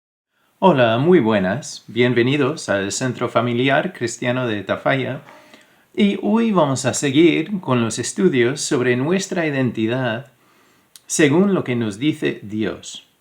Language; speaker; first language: Spanish; non-native, fluent; English